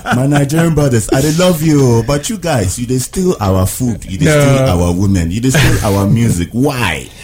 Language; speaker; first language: English; non-native, local second language; Ewe